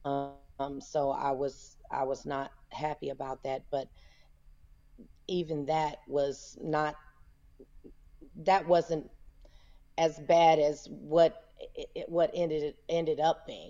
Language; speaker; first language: English; native; English